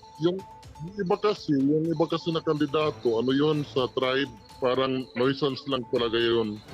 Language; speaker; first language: Filipino; non-native, local second language; Waray